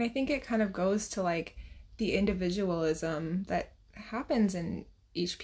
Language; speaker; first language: English; native; English